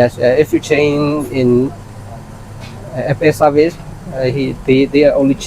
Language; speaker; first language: English; non-native, learner; Thai